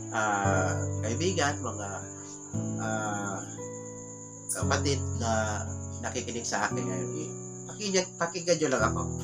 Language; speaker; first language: Filipino; non-native, local second language; Cebuano